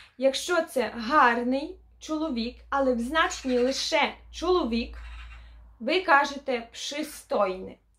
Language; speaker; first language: Ukrainian; native; Ukrainian